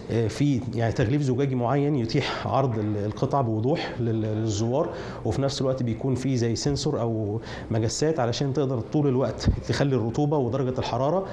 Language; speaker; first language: Arabic; native; Arabic